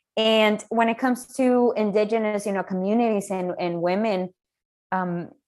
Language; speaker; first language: English; non-native, fluent; Spanish